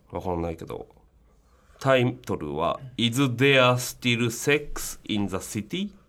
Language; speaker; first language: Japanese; native; Japanese